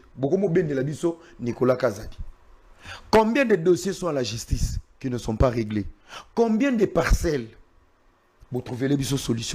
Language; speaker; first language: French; non-native, local second language; Lingala